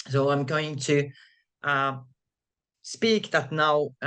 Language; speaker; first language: English; non-native, fluent; Finnish